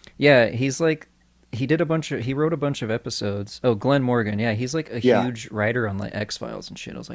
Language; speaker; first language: English; native; English